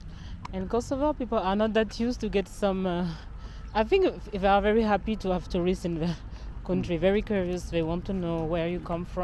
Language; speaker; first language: English; non-native, learner; French